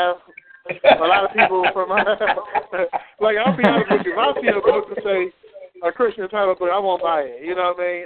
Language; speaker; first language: English; native; English